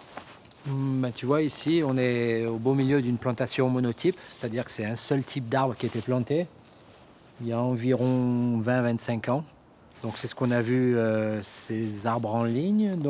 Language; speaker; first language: French; native; French